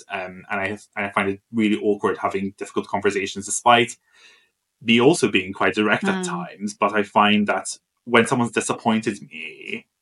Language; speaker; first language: English; non-native, fluent; Maltese